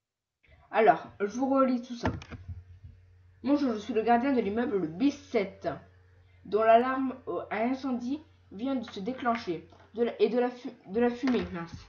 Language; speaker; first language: French; native; French